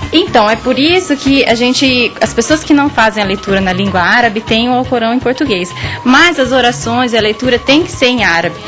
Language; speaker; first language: Portuguese; native; Portuguese